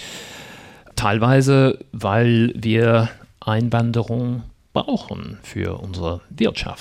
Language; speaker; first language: German; non-native, fluent; English